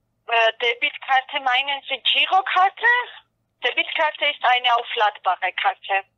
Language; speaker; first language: German; non-native, fluent; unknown